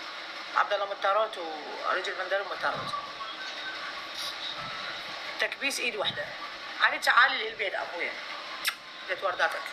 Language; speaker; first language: Arabic; native; Arabic